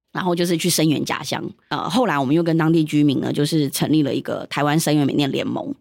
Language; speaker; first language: Chinese; early bilingual, heritage; Chinese